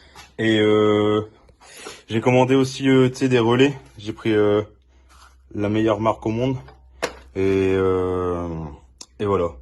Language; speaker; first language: French; native; French